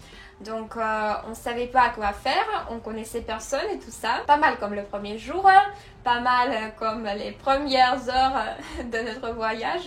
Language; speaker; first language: French; non-native, fluent; Russian